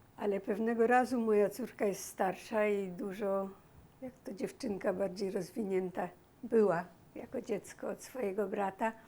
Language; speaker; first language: Polish; native; Polish